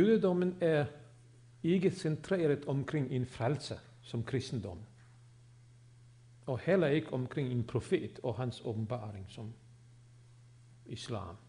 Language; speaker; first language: Swedish; non-native, fluent; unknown